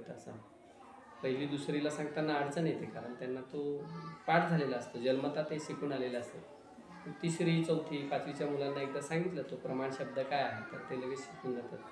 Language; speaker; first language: Marathi; non-native, local second language; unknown